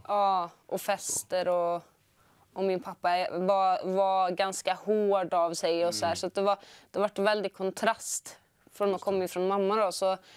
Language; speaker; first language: Swedish; native; Swedish